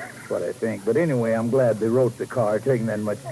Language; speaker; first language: English; native; English